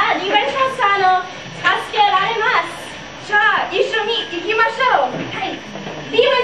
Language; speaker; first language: Japanese; non-native, learner; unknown